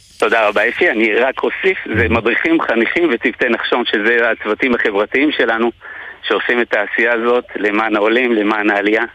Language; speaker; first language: Hebrew; early bilingual, other home language; French